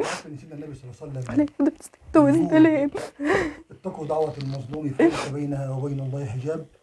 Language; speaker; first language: Arabic; native; Arabic